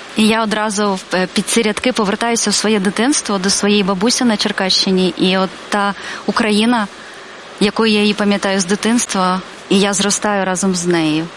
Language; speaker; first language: Ukrainian; native; Ukrainian